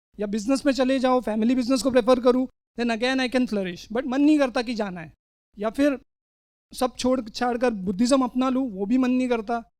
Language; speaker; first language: Hindi; non-native, local second language; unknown